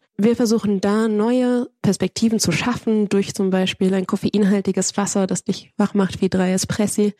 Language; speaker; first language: German; early bilingual, other home language; Spanish